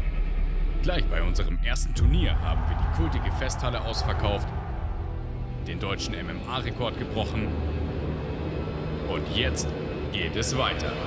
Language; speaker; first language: German; native; German